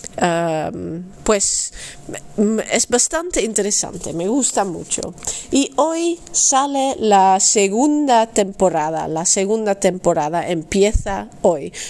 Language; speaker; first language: Spanish; non-native, fluent; Dutch